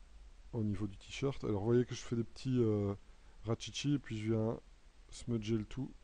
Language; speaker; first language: French; native; French